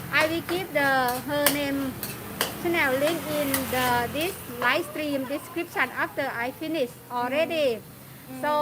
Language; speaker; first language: English; non-native, learner; Thai